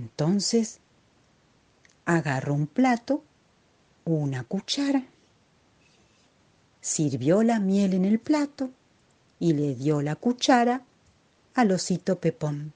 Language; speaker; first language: Spanish; native; Spanish